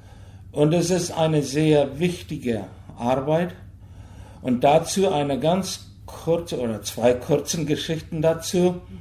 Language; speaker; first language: German; early bilingual, heritage; German